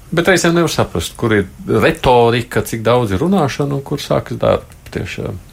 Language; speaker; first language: Latvian; native; Latvian